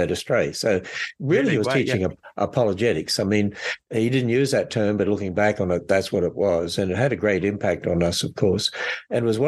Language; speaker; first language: English; native; English